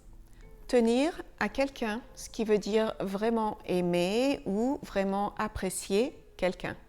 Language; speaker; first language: French; native; French